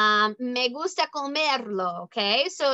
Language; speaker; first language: Spanish; non-native, learner; English